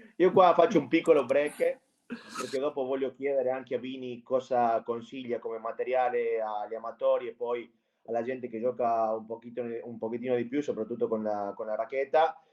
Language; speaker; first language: Italian; non-native, fluent; Spanish